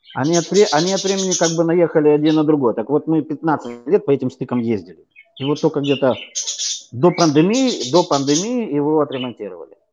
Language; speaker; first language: Russian; native; Russian